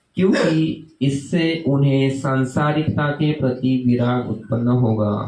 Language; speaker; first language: Hindi; non-native, local second language; Marathi